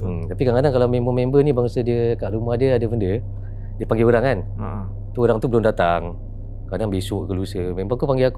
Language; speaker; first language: Malay; native; Malay